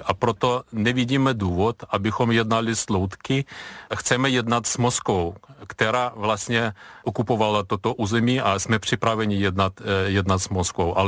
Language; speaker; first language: Czech; non-native, fluent; Ukrainian